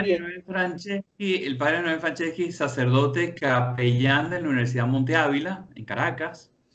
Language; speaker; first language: Spanish; native; Spanish